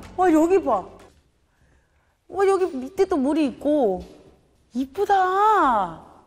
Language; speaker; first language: Korean; non-native, fluent; Spanish